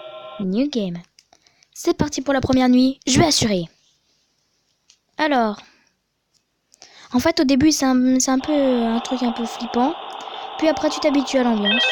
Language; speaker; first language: French; native; French